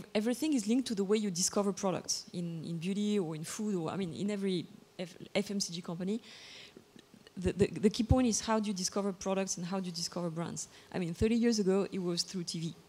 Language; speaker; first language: English; non-native, fluent; Bulgarian